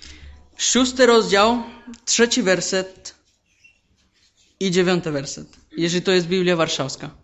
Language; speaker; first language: Polish; non-native, fluent; Spanish